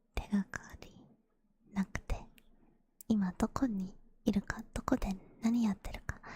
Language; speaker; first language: Japanese; non-native, fluent; English